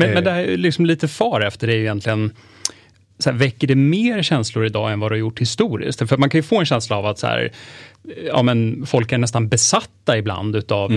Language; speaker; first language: Swedish; native; Swedish